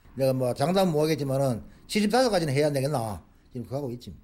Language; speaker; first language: Korean; native; Korean